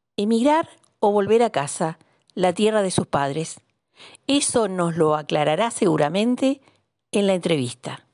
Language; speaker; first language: Spanish; native; Spanish